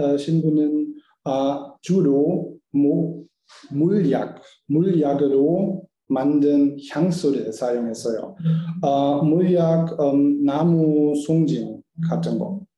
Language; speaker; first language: Korean; non-native, learner; German